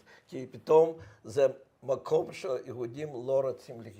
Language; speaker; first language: Hebrew; non-native, fluent; Russian